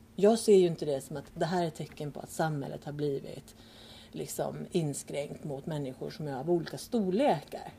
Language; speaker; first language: Swedish; early bilingual, other home language; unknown